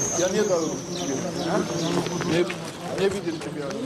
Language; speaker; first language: Russian; non-native, learner; French